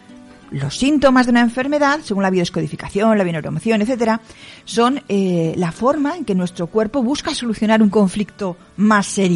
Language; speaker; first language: Spanish; native; Spanish